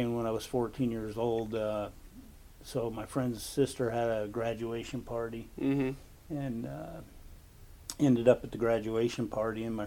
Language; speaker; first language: English; native; English